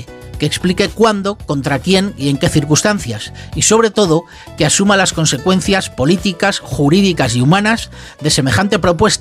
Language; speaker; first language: Spanish; native; Spanish